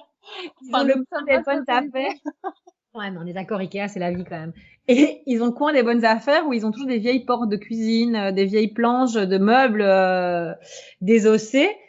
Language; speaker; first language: French; native; French